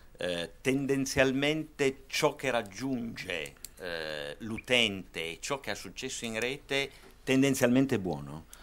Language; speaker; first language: Italian; native; Italian